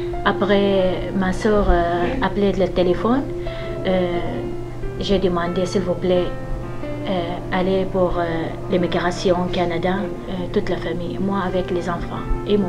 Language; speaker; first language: French; non-native, learner; Arabic